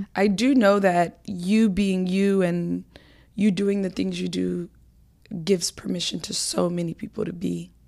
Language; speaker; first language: English; native; English